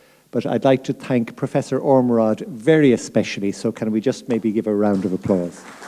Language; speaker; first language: English; native; English